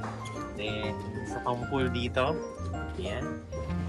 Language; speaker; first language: Filipino; native; Filipino